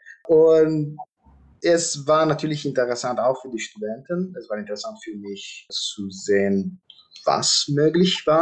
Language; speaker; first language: German; non-native, fluent; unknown